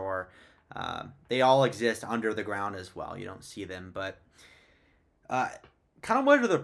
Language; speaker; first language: English; native; English